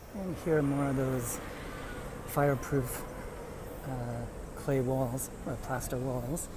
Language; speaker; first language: English; native; English